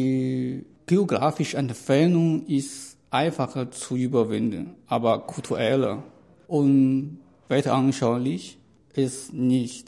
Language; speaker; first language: German; non-native, learner; Chinese